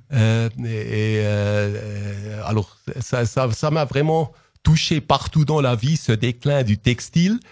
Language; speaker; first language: French; non-native, local second language; Swiss German